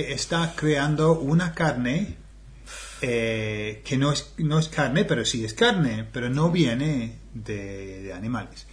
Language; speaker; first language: Spanish; non-native, fluent; English